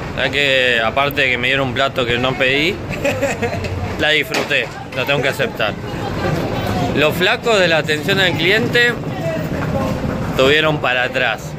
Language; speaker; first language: Spanish; native; Spanish